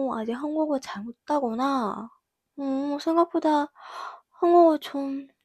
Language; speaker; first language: Korean; non-native, learner; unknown